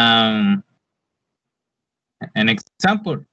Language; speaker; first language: English; non-native, learner; Spanish